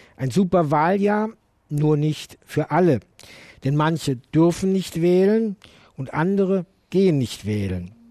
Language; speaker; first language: German; native; German